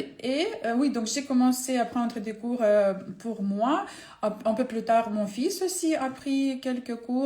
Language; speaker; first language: French; non-native, fluent; Ukrainian